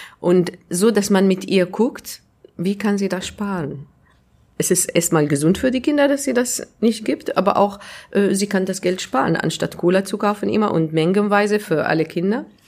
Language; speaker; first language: German; non-native, fluent; Arabic